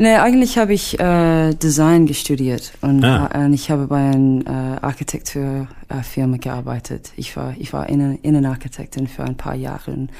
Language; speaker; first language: German; non-native, learner; English